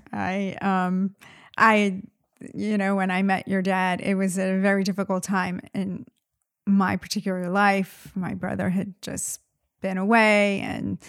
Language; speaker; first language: English; early bilingual, other home language; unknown